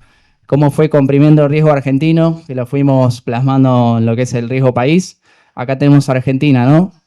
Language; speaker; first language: Spanish; native; Spanish